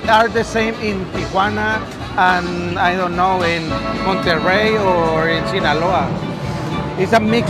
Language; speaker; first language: English; non-native, learner; Spanish